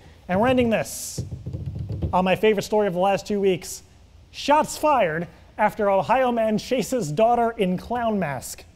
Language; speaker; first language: English; native; English